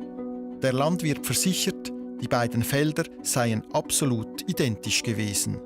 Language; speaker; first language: German; native; German